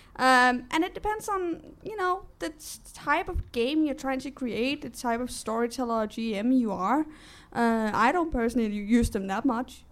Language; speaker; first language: English; non-native, fluent; Danish